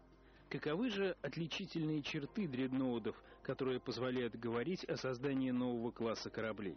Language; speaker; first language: Russian; native; Russian